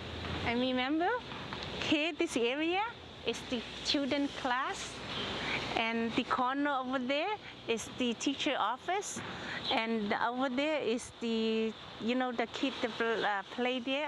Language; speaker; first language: English; non-native, learner; Cantonese